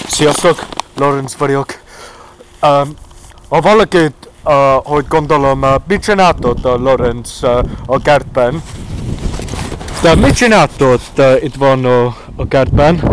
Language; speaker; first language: Hungarian; non-native, learner; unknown